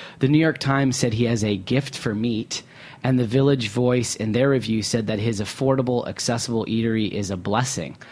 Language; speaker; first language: English; native; English